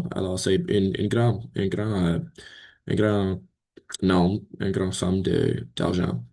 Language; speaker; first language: French; non-native, learner; English